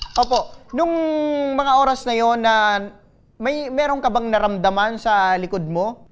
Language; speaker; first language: Filipino; non-native, local second language; Bikol